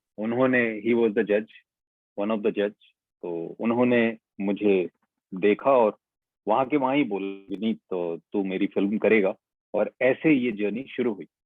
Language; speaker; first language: Hindi; native; Hindi